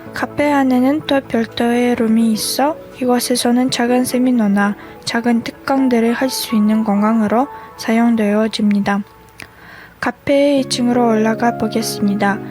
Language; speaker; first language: Korean; non-native, fluent; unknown